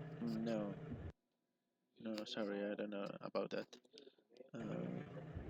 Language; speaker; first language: English; non-native, learner; Spanish